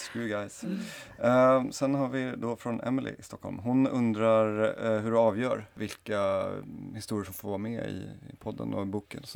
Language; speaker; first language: Swedish; native; Swedish